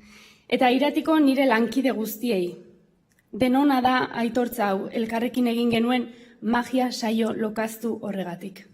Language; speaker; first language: Basque; non-native, learner; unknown